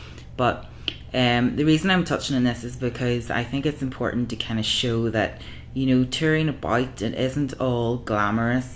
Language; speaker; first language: English; native; English